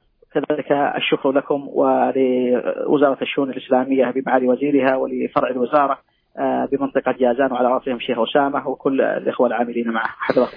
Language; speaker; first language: Arabic; native; Arabic